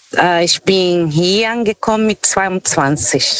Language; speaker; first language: German; non-native, learner; Portuguese